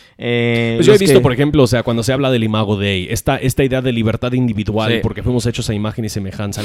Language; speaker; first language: Spanish; non-native, fluent; English